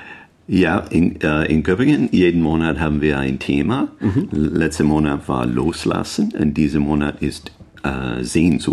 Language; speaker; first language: German; non-native, learner; English